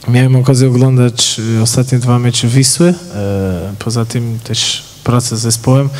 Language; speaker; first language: Polish; non-native, fluent; Portuguese